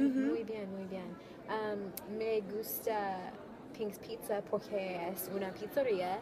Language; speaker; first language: Spanish; non-native, learner; English